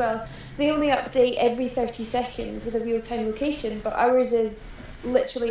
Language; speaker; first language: English; native; English